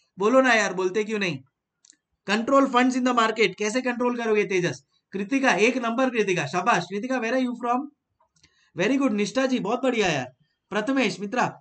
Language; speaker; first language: Hindi; native; Hindi